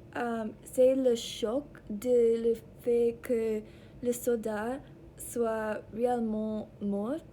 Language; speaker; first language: French; non-native, learner; English